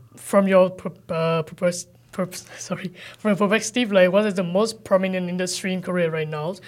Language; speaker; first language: English; non-native, fluent; Vietnamese